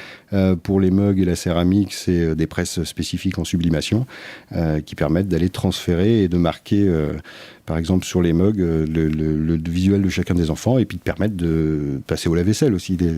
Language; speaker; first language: French; native; French